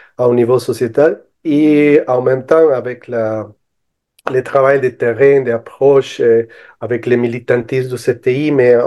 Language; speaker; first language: French; non-native, fluent; Spanish